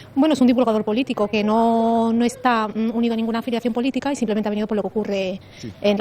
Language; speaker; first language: Spanish; native; Spanish